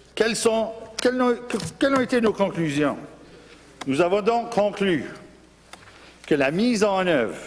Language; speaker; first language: French; non-native, local second language; English